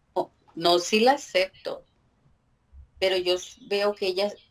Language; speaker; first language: Spanish; native; Spanish